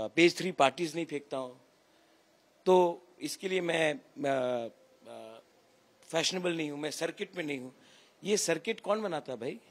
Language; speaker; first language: Hindi; non-native, local second language; Kok Borok